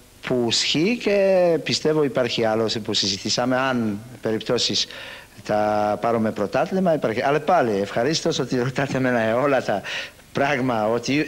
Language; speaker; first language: Greek; non-native, learner; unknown